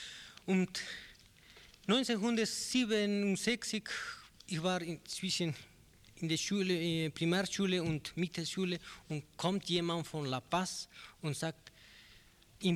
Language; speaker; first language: German; non-native, learner; Spanish